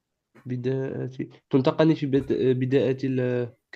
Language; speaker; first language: Arabic; non-native, learner; French